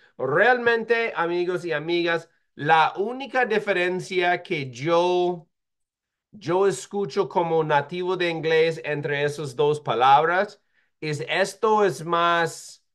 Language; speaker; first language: Spanish; non-native, fluent; English